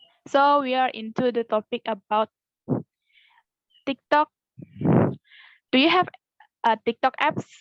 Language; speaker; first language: English; non-native, learner; Indonesian